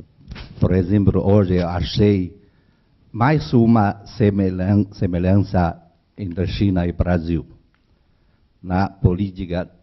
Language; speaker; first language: Portuguese; non-native, learner; Chinese